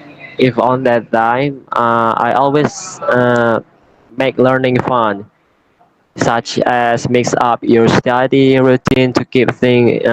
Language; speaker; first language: English; non-native, learner; Indonesian